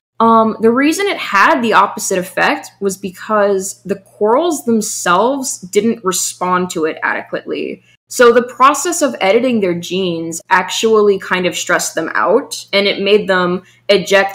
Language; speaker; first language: English; native; English